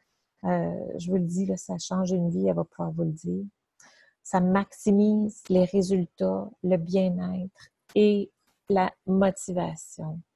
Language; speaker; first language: French; native; French